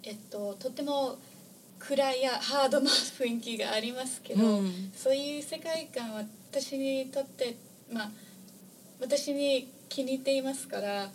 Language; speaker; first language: Japanese; non-native, fluent; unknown